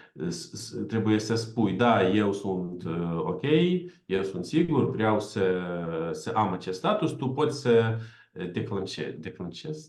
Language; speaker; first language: Romanian; non-native, learner; Ukrainian